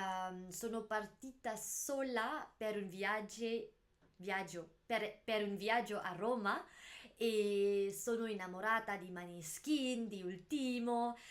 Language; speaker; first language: Italian; non-native, learner; Malay